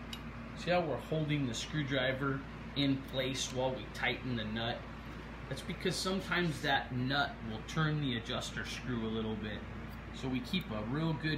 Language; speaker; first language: English; native; English